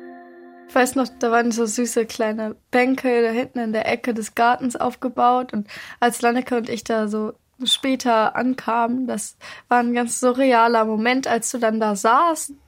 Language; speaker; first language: German; native; German